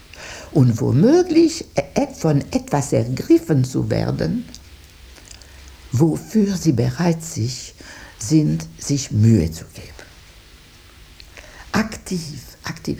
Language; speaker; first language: German; non-native, local second language; French